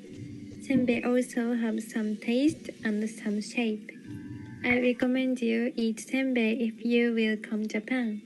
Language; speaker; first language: English; non-native, learner; Japanese